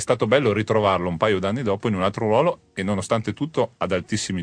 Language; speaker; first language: Italian; native; Italian